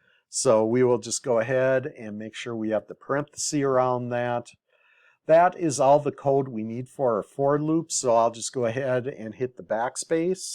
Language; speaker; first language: English; native; English